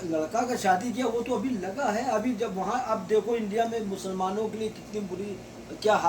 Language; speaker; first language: Hindi; native; Hindi